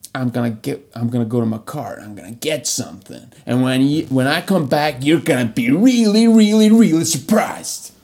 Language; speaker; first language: English; non-native, fluent; Icelandic